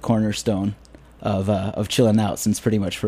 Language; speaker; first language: English; native; English